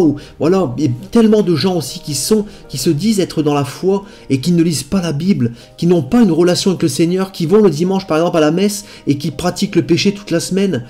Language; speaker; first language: French; native; French